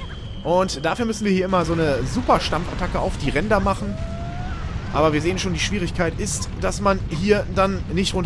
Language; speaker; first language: German; native; German